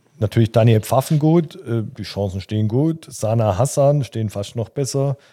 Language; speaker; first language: German; native; German